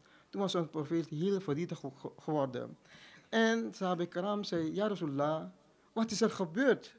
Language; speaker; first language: Dutch; non-native, fluent; Urdu